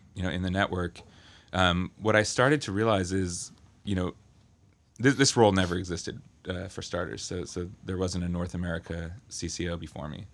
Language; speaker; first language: English; native; English